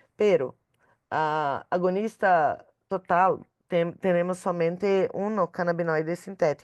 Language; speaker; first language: Spanish; non-native, learner; Portuguese